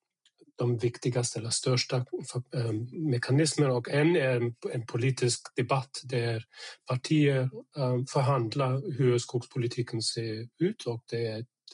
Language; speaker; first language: Swedish; non-native, fluent; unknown